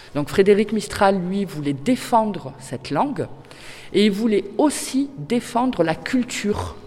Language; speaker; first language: French; native; French